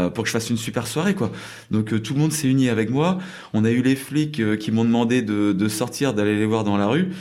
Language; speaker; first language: French; native; French